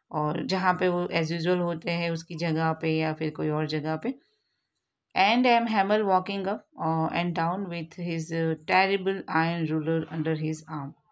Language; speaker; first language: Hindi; non-native, local second language; Gujarati